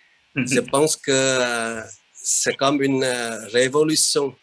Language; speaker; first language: French; non-native, fluent; Vietnamese